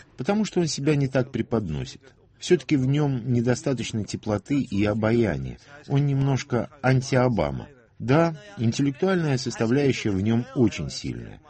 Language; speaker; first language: Russian; non-native, fluent; German